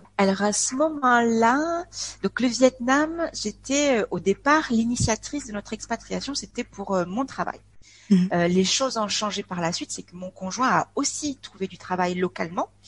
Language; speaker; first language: French; native; French